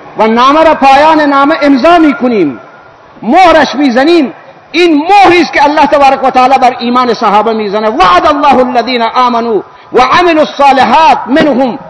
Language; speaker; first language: Persian; non-native, local second language; Baluchi